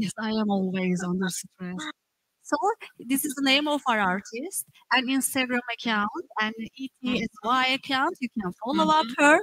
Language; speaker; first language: English; non-native, fluent; Turkish